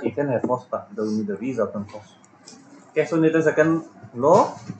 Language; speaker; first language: English; non-native, local second language; Malay